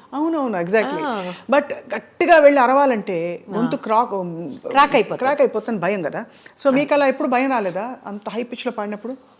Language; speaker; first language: Telugu; native; Telugu